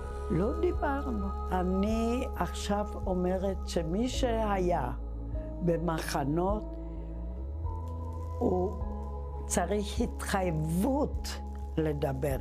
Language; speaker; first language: Hebrew; non-native, fluent; Czech